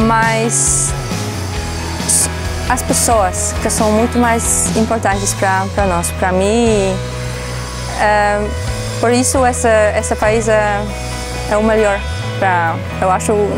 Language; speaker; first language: Portuguese; non-native, fluent; Polish